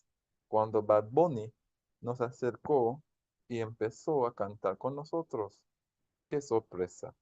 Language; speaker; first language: Spanish; non-native, fluent; English